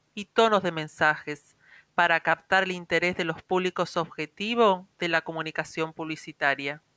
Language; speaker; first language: Spanish; native; Spanish